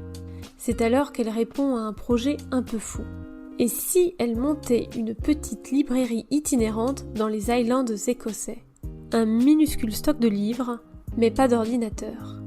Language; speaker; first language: French; native; French